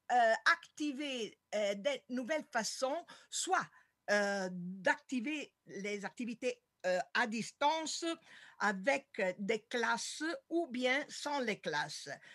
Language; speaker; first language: French; non-native, fluent; Italian